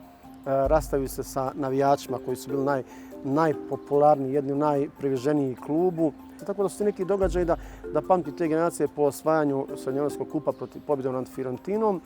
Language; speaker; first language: Bosnian; native; Bosnian